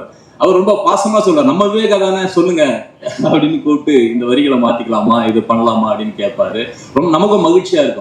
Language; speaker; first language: Tamil; native; Tamil